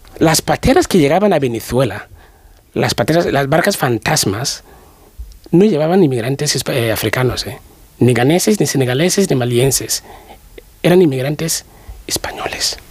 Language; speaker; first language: Spanish; non-native, fluent; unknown